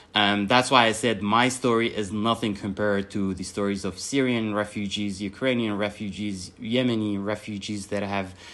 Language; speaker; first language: English; non-native, fluent; Arabic